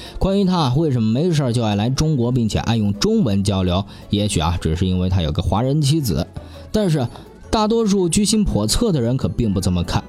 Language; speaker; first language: Chinese; native; Chinese